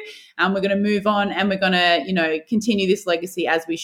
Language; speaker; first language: English; native; English